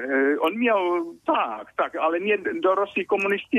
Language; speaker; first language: Polish; non-native, fluent; Finnish